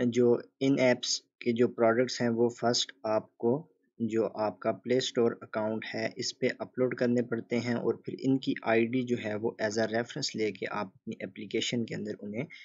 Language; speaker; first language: Urdu; native; Urdu